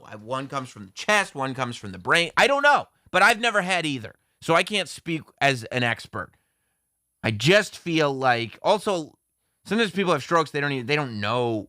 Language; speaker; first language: English; native; English